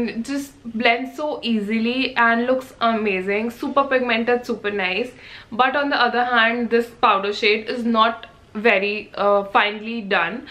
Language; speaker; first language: English; non-native, local second language; Hindi